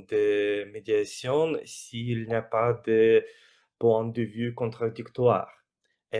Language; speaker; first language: French; non-native, fluent; Russian